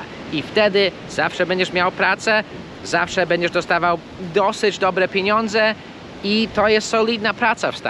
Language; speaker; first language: Polish; early bilingual, heritage; Polish